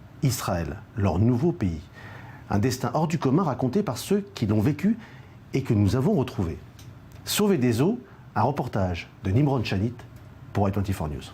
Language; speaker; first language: French; native; French